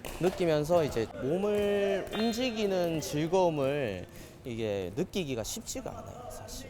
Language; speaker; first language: Korean; native; Korean